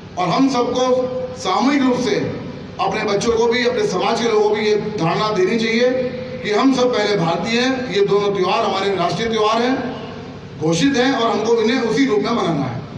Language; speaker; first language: Hindi; native; Hindi